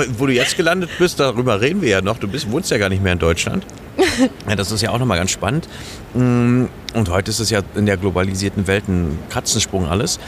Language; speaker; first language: German; native; German